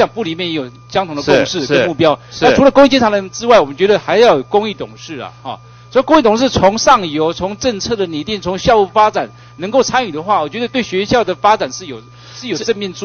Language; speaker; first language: Chinese; native; Chinese